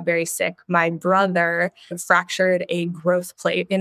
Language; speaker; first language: English; native; English